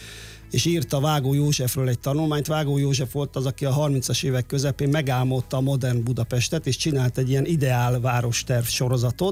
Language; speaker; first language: Hungarian; native; Hungarian